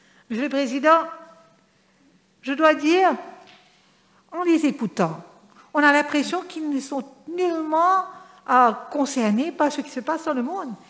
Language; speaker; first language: French; non-native, local second language; Morisyen